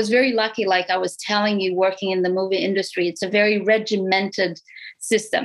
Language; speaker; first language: English; non-native, fluent; Romanian